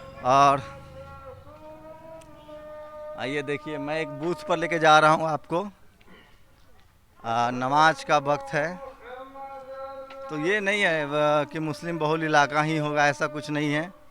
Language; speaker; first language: Hindi; native; Hindi